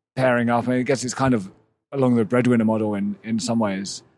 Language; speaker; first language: English; native; English